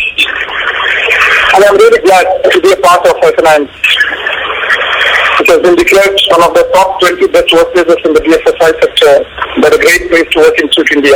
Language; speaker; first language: English; non-native, local second language; Tamil